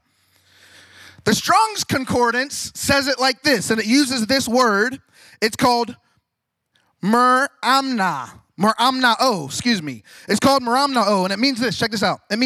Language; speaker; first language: English; native; English